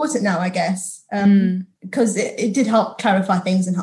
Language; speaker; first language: English; native; English